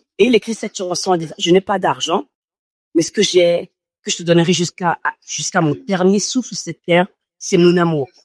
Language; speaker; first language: French; non-native, local second language; Fon